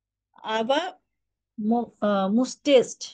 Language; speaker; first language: German; non-native, learner; Bangla